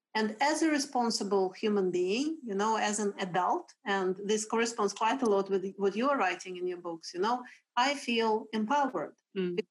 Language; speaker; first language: English; non-native, fluent; Russian